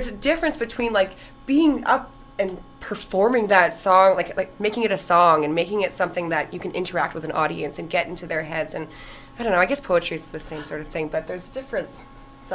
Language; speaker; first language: English; native; English